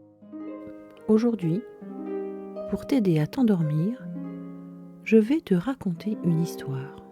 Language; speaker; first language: French; native; French